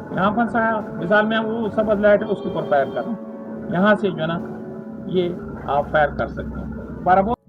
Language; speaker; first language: Urdu; non-native, local second language; Punjabi